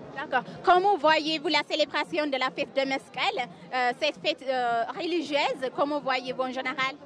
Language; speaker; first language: French; non-native, fluent; Amharic